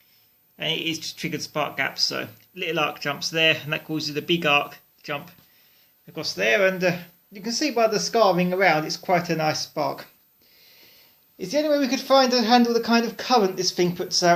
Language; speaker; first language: English; native; English